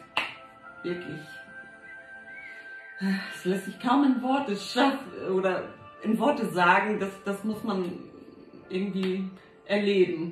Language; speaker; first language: German; native; German